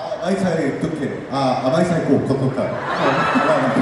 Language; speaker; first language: Thai; non-native, learner; Korean